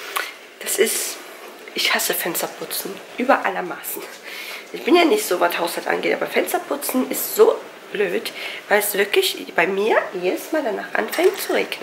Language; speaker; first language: German; native; German